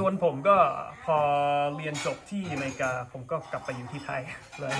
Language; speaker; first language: Thai; non-native, fluent; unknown